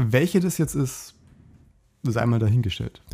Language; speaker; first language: German; native; German